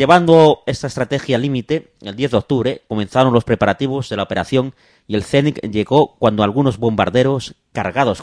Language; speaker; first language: Spanish; native; Spanish